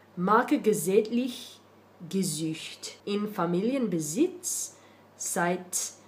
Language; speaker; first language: German; non-native, learner; English